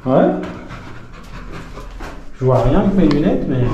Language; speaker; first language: French; native; French